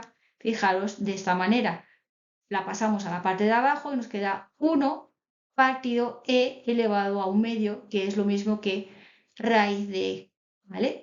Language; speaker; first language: Spanish; native; Spanish